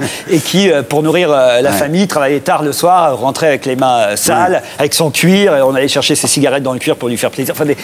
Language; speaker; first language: French; native; French